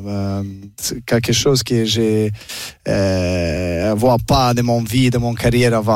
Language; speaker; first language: French; non-native, learner; Serbian